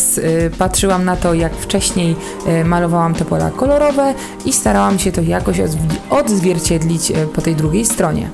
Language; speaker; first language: Polish; native; Polish